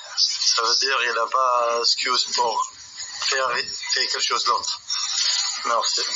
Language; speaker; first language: French; non-native, learner; Arabic